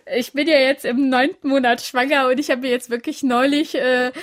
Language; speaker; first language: German; early bilingual, other home language; Albanian